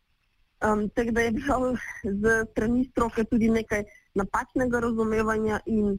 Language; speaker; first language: Slovenian; native; Slovenian